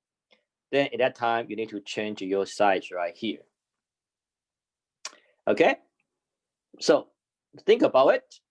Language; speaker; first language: English; non-native, fluent; Chinese